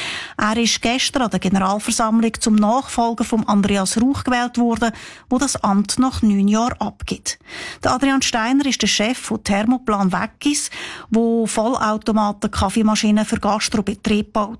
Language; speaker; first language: German; native; German